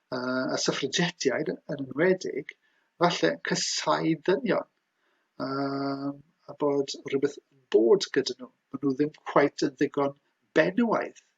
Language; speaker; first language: Welsh; native; Welsh